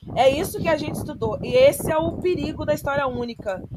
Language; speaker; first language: Portuguese; native; Portuguese